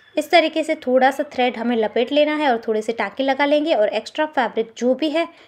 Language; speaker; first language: Hindi; non-native, local second language; Gujarati